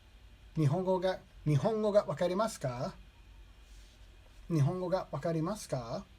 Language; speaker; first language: Japanese; non-native, learner; English